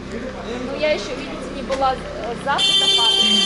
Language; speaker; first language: Russian; native; Russian